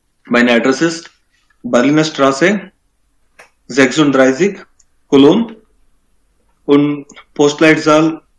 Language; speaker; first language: German; non-native, learner; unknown